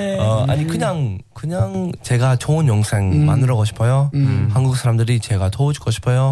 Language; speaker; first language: Korean; non-native, learner; English